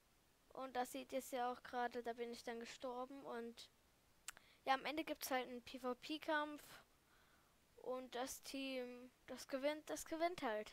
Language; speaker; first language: German; native; German